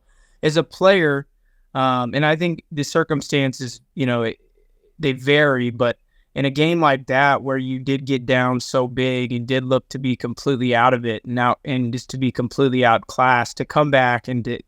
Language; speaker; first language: English; native; English